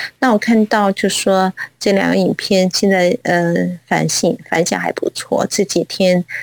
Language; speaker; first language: Chinese; non-native, local second language; Cantonese